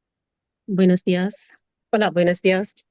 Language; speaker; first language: Spanish; non-native, learner; Urdu